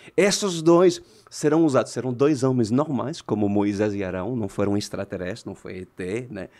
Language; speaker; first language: Portuguese; non-native, fluent; French